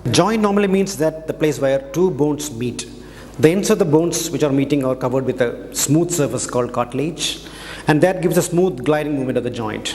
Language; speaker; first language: English; non-native, local second language; Malayalam